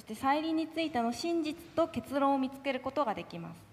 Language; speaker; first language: Japanese; non-native, fluent; Korean